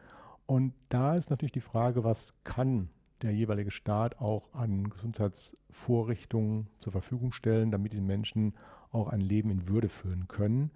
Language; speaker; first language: German; native; German